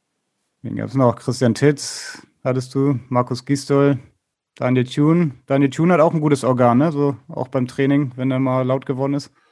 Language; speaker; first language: German; native; German